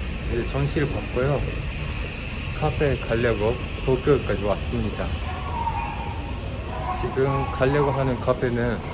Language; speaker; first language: Korean; non-native, learner; Japanese